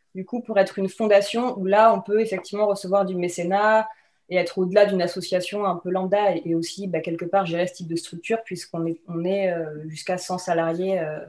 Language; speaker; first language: French; native; French